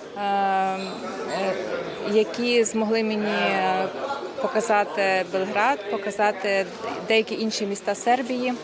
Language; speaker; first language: Ukrainian; native; Ukrainian